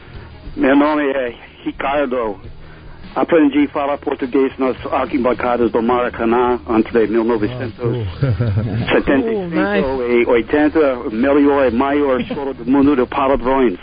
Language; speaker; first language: Portuguese; non-native, learner; English